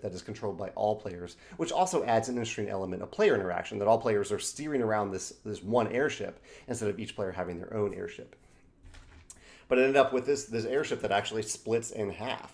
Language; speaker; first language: English; native; English